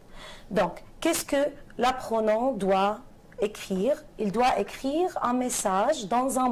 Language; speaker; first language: French; non-native, fluent; Arabic